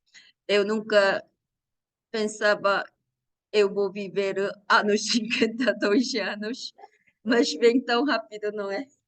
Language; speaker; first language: Portuguese; non-native, learner; Korean